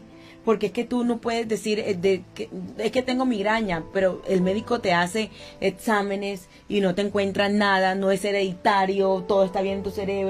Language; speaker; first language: Spanish; native; Spanish